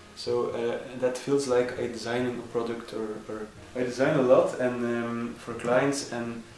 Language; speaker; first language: English; non-native, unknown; Dutch